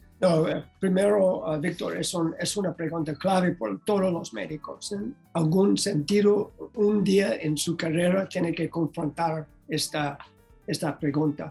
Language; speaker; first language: Spanish; non-native, learner; English